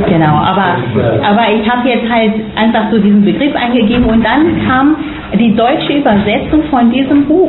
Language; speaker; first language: German; non-native, fluent; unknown